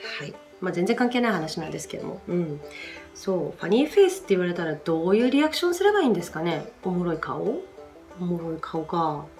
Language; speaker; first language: Japanese; native; Japanese